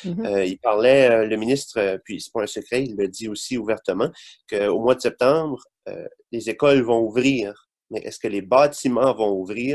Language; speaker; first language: French; native; French